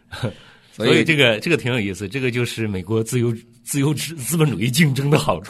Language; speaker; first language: Chinese; native; Chinese